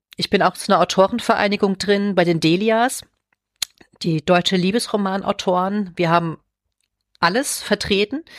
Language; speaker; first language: German; native; German